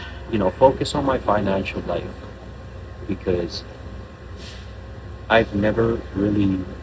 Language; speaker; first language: English; native; English